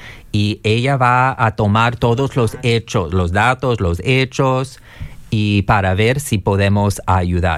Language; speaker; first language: Spanish; non-native, learner; English